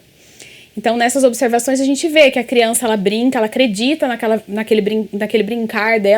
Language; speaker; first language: Portuguese; native; Portuguese